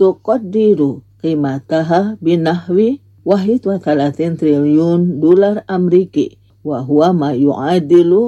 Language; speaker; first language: Arabic; non-native, fluent; Indonesian